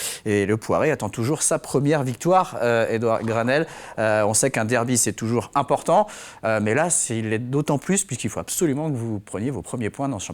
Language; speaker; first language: French; native; French